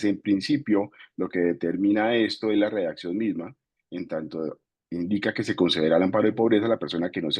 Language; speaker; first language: Spanish; native; Spanish